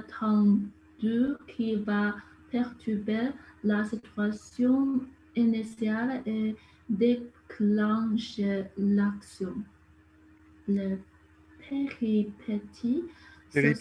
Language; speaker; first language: French; non-native, learner; Chinese